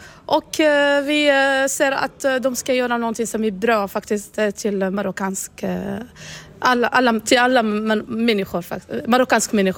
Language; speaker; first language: Swedish; non-native, learner; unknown